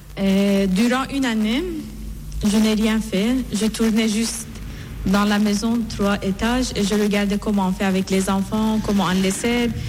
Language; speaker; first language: French; non-native, fluent; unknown